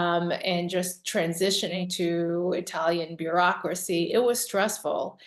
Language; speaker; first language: English; native; English